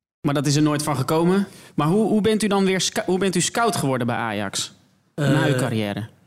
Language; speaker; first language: Dutch; native; Dutch